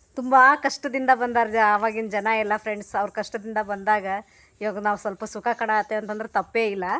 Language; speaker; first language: Kannada; non-native, local second language; Lambadi